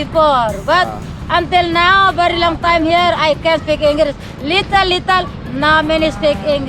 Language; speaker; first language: English; non-native, learner; Sasak